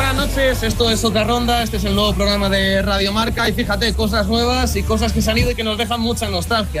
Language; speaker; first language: Spanish; native; Spanish